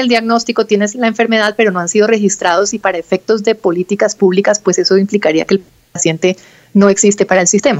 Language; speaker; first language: Spanish; native; Spanish